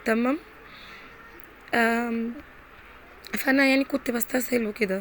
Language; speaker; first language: Arabic; native; Arabic